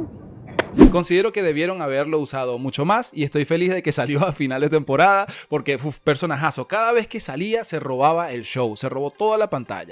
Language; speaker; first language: Spanish; native; Spanish